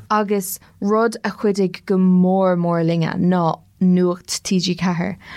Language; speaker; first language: Irish; non-native, local second language; English